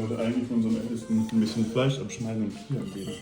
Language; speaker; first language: German; native; German